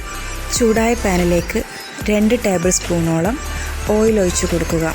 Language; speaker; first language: Malayalam; native; Malayalam